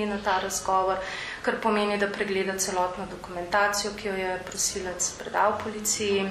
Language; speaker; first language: Slovenian; native; Slovenian